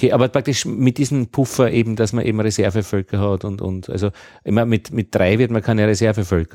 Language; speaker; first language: German; native; German